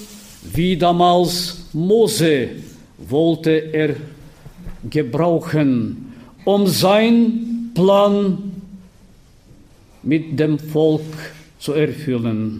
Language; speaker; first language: German; non-native, fluent; Bulgarian